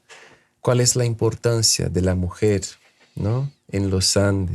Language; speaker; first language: Spanish; non-native, fluent; Portuguese